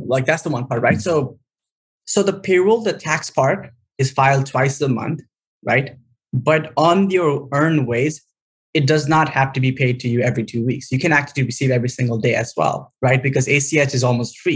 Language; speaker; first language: English; non-native, local second language; Nepali